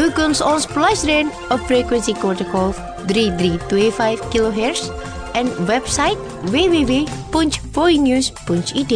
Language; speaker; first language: Dutch; non-native, fluent; Indonesian